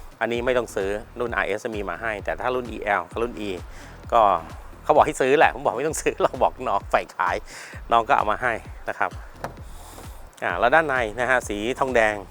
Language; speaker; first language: Thai; native; Thai